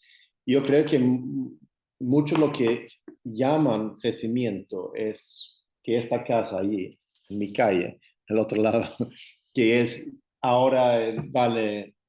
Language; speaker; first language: Spanish; non-native, fluent; Swedish